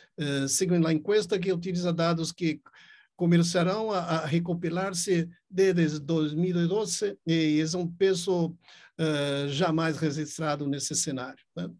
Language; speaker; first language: Portuguese; native; Portuguese